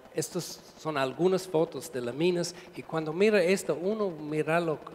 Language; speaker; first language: Spanish; non-native, learner; English